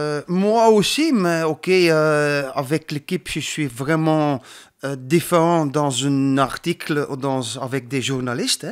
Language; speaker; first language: French; non-native, learner; Dutch